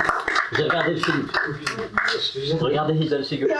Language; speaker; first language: French; native; French